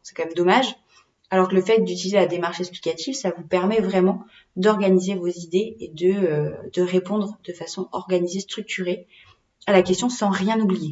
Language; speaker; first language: French; native; French